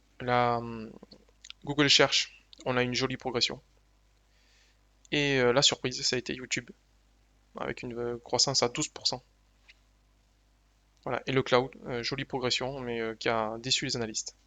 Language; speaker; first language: French; native; French